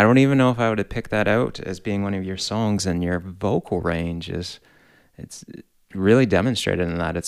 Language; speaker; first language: English; native; English